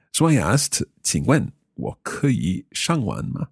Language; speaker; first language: Chinese; non-native, learner; English